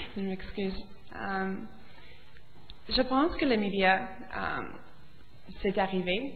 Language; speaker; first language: French; non-native, local second language; English